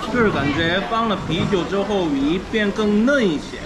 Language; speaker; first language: Chinese; non-native, fluent; Korean